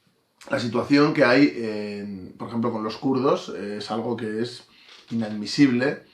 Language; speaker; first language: Spanish; native; Spanish